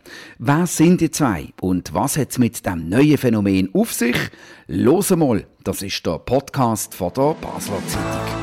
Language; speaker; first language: German; native; German